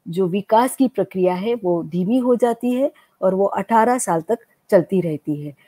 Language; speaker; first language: Hindi; non-native, local second language; Gujarati